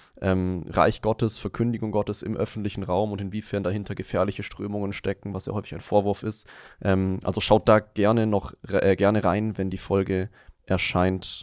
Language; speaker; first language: German; native; German